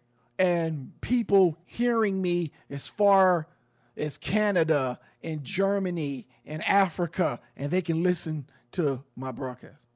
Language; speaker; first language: English; native; English